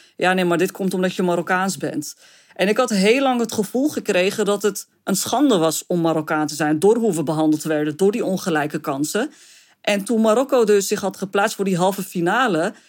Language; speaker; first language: Dutch; early bilingual, other home language; Arabic